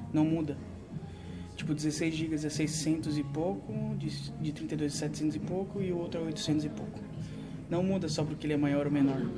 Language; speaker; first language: Portuguese; native; Portuguese